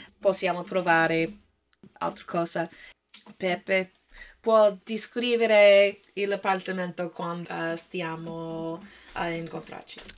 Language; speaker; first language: Italian; non-native, learner; English